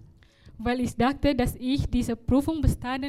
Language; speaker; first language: German; non-native, learner; Indonesian